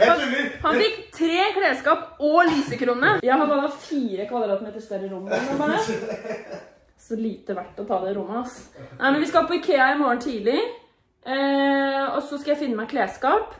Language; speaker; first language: Norwegian; native; Norwegian